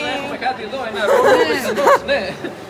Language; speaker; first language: Greek; native; Greek